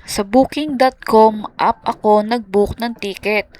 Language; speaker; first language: Filipino; native; Filipino